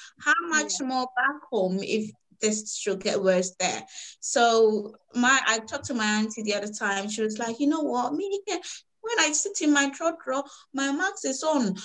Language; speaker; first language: English; native; English